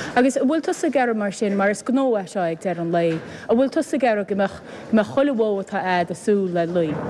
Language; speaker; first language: Irish; native; Irish